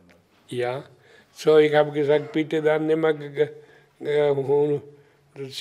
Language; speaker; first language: German; non-native, learner; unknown